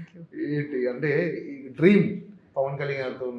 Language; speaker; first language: Telugu; native; Telugu